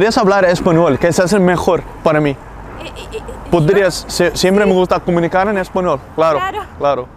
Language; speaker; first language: Spanish; non-native, learner; Dutch